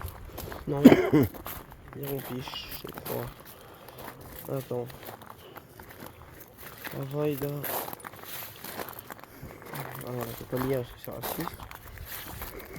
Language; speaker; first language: French; native; French